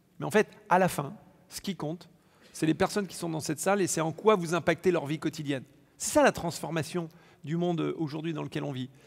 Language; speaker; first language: French; native; French